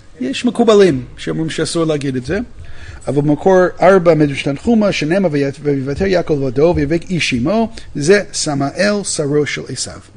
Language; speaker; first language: Hebrew; non-native, fluent; English